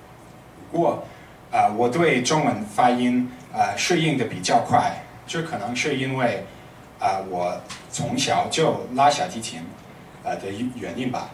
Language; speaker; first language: Chinese; non-native, fluent; English